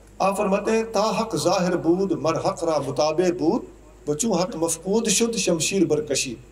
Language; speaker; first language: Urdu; non-native, local second language; Punjabi